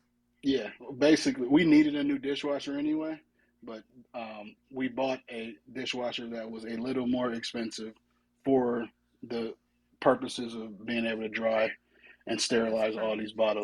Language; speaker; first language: English; native; English